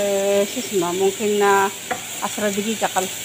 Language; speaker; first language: Arabic; non-native, learner; Filipino